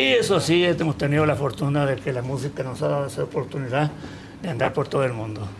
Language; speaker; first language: Spanish; native; Spanish